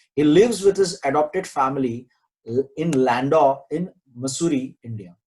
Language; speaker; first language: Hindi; non-native, local second language; Marathi